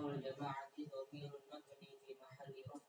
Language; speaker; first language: Arabic; non-native, learner; Indonesian